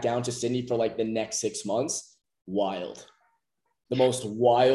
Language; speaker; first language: English; native; English